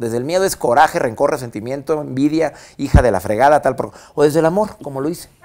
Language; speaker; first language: Spanish; native; Spanish